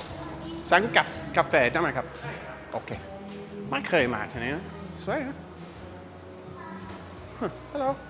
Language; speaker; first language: Thai; non-native, learner; English